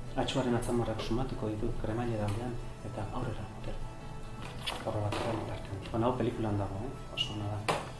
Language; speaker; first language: Basque; native; Basque